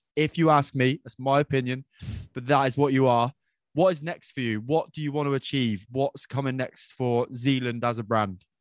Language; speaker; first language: English; native; English